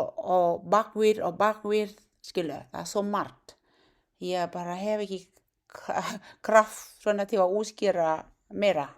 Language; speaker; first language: Icelandic; non-native, learner; Thai